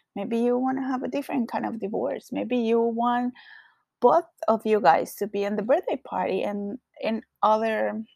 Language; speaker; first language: English; non-native, fluent; Spanish